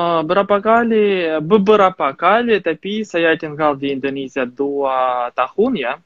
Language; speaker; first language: Indonesian; non-native, fluent; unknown